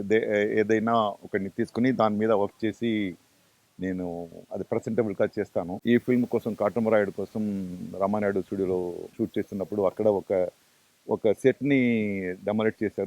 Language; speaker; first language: Telugu; non-native, fluent; Tamil